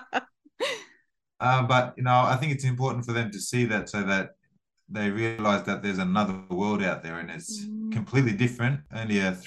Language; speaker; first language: English; early bilingual, other home language; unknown